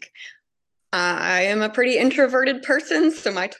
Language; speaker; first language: English; native; English